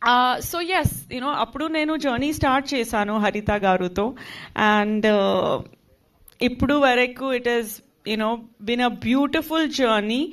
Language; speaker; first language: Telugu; non-native, fluent; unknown